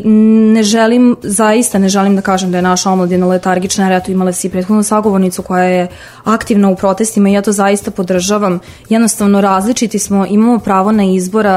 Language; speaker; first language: Serbian; native; Serbian